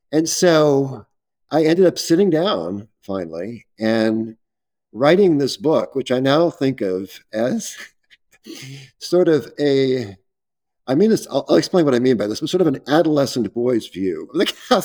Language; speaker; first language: English; native; English